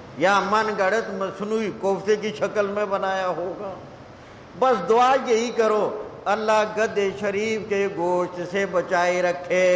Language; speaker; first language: Urdu; non-native, local second language; Punjabi